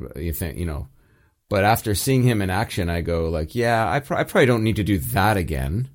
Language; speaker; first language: English; early bilingual, other home language; Italian